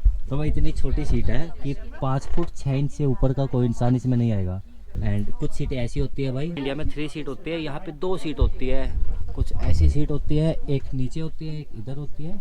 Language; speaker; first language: Hindi; native; Hindi